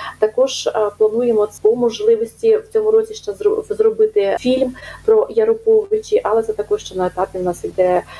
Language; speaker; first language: Ukrainian; native; Ukrainian